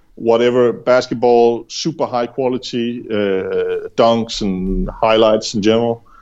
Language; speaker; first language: English; non-native, fluent; Danish